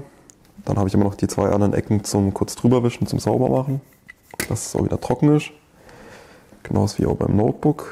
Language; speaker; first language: German; native; German